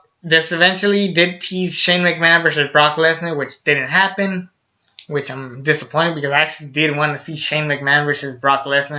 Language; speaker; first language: English; native; English